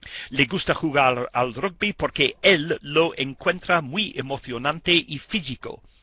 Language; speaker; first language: Spanish; non-native, fluent; English